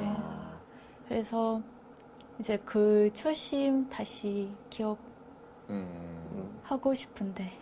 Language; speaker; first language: Korean; non-native, fluent; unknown